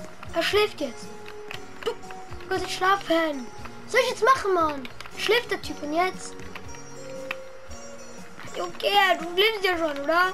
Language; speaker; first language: German; native; German